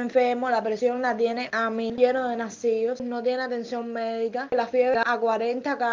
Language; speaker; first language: Spanish; native; Spanish